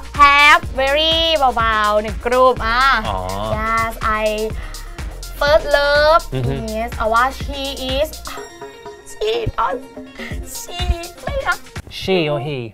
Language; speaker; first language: English; non-native, learner; Thai